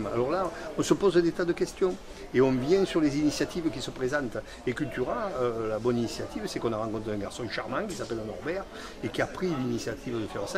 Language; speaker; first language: French; native; French